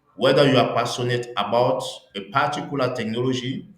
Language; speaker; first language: English; non-native, local second language; French